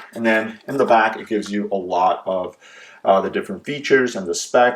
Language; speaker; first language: English; native; English